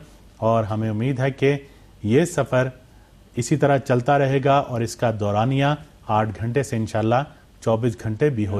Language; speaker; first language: Urdu; native; Urdu